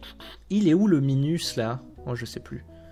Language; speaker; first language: French; native; French